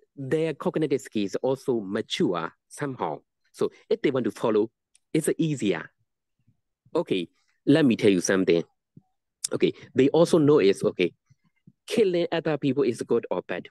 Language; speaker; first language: English; non-native, learner; Burmese